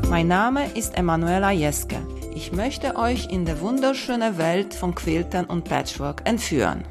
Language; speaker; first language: German; native; German